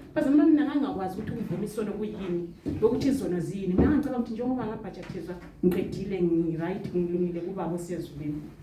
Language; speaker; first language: Zulu; non-native, local second language; Xhosa